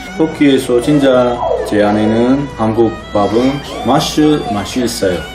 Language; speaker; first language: Korean; non-native, learner; Turkish